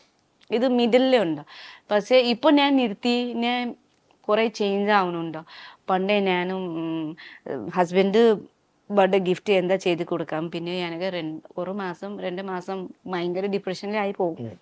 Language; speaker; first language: Malayalam; non-native, learner; Nepali